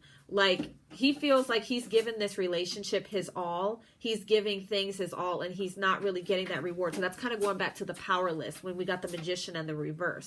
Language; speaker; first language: English; native; English